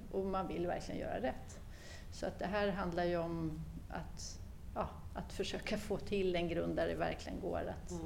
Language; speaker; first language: Swedish; native; Swedish